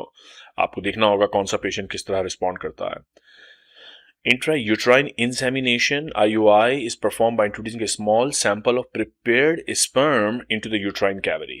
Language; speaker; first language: English; non-native, local second language; Urdu